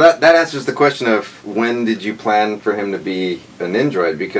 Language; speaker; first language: English; native; English